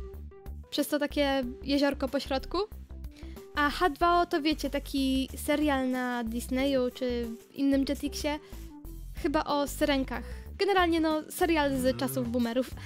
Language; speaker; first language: Polish; native; Polish